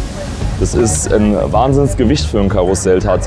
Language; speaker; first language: German; native; German